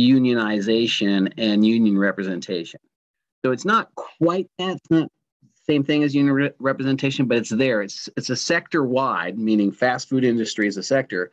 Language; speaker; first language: English; native; English